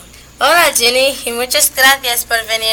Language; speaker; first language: Spanish; non-native, learner; English